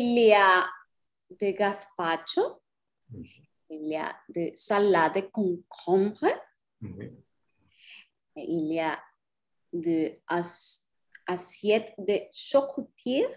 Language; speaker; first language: French; non-native, learner; Spanish